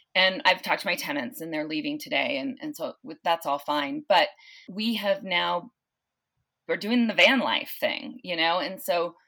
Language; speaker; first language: English; native; English